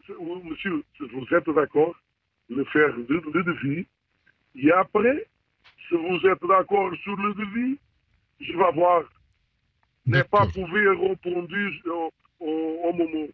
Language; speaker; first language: French; non-native, learner; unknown